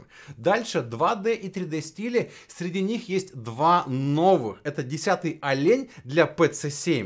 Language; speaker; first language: Russian; native; Russian